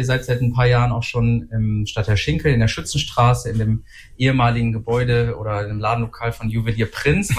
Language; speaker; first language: German; native; German